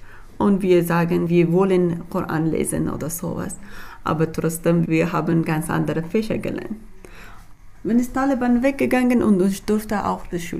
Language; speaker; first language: German; non-native, learner; Persian